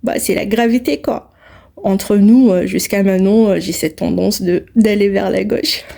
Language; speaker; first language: French; non-native, local second language; Arabic